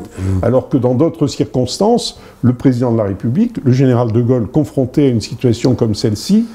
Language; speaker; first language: French; native; French